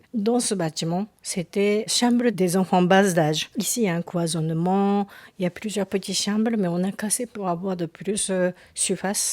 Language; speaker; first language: French; non-native, learner; Japanese